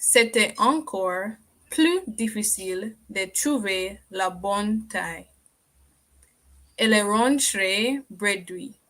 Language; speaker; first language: French; non-native, learner; English